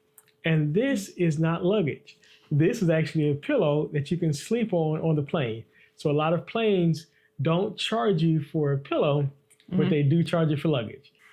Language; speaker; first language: English; native; English